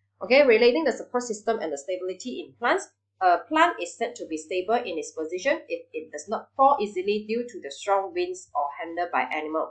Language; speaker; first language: English; non-native, local second language; Chinese